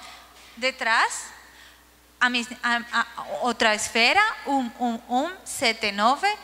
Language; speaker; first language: Portuguese; non-native, learner; Spanish